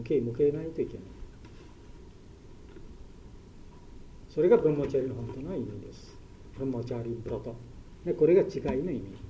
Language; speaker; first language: Japanese; non-native, learner; Bangla